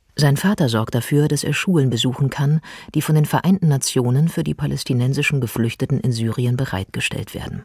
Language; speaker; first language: German; native; German